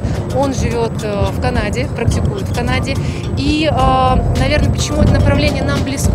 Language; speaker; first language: Russian; native; Russian